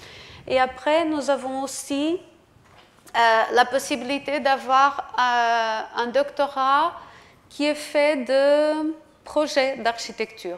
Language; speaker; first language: French; non-native, fluent; Portuguese